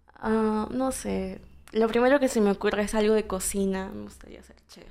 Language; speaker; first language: Spanish; native; Spanish